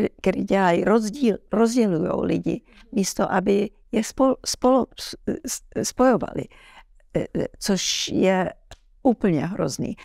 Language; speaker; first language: Czech; early bilingual, heritage; Czech